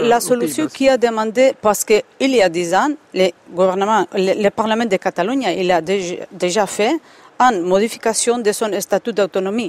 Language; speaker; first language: French; non-native, fluent; Spanish